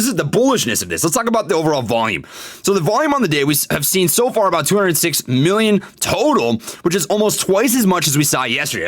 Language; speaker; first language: English; native; English